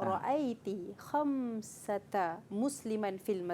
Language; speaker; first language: Arabic; non-native, learner; Malay